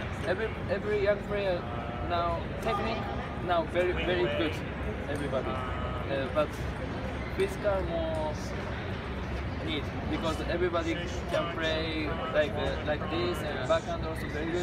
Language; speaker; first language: English; non-native, learner; Japanese